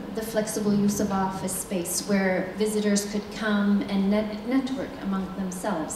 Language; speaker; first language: English; non-native, local second language; French